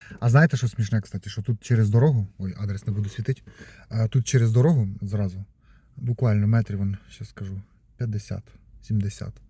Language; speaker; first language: Ukrainian; non-native, local second language; Russian